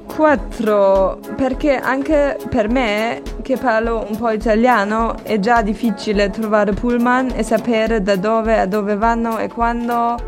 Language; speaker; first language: Italian; non-native, learner; German